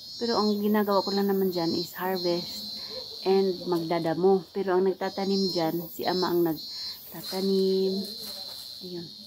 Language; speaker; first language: Filipino; non-native, local second language; Cebuano